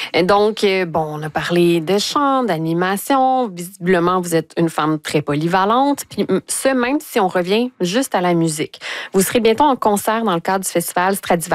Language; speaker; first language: French; native; French